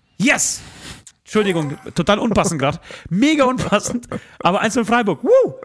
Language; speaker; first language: German; early bilingual, other home language; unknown